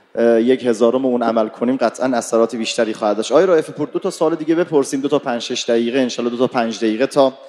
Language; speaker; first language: Persian; native; Persian